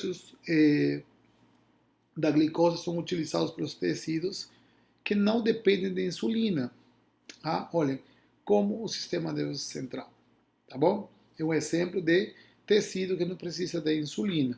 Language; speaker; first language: Portuguese; non-native, fluent; Spanish